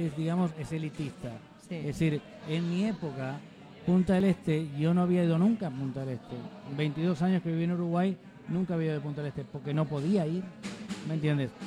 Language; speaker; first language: Spanish; native; Spanish